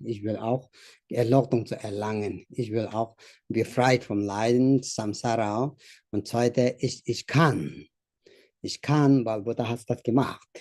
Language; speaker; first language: German; non-native, learner; Tibetan